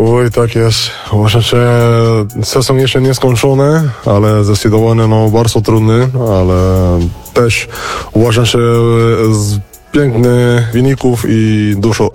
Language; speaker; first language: Polish; non-native, fluent; Spanish